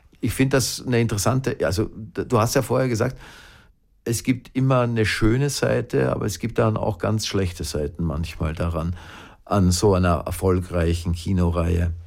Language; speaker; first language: German; native; German